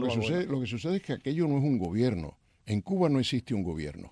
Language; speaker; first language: Spanish; native; Spanish